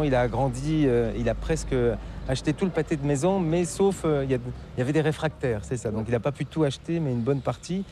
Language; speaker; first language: French; native; French